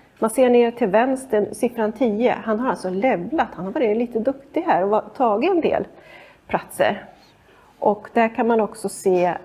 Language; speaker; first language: Swedish; native; Swedish